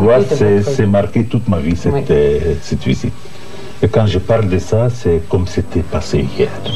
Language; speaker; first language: French; non-native, fluent; Arabic